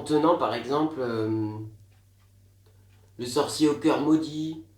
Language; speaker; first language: French; native; French